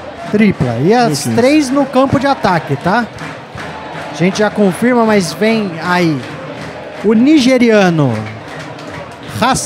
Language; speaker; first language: Portuguese; native; Portuguese